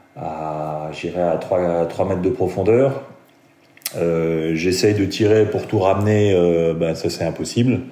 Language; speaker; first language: French; native; French